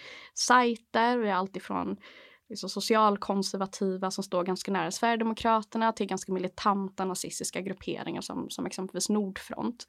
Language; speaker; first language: Swedish; native; Swedish